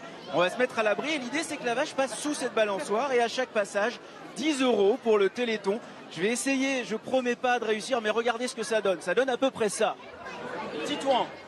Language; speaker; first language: French; native; French